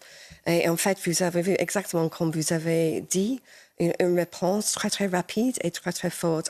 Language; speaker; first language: French; non-native, fluent; English